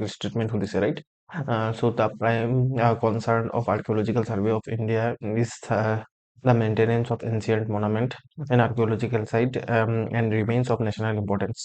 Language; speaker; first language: English; non-native, local second language; Assamese